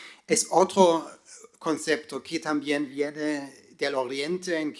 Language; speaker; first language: Spanish; non-native, fluent; German